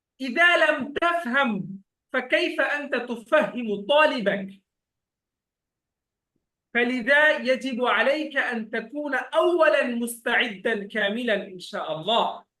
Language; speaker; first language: Arabic; non-native, fluent; Bangla